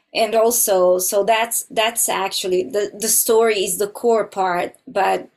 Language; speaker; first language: English; non-native, fluent; Italian